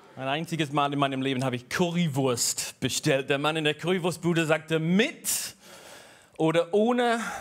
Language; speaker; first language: German; non-native, fluent; English